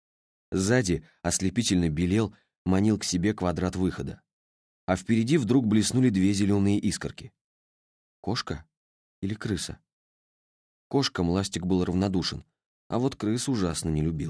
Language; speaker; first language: Russian; native; Russian